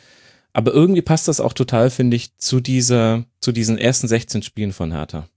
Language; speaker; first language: German; native; German